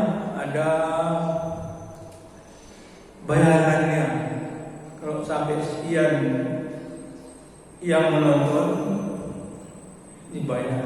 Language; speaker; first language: Indonesian; native; Indonesian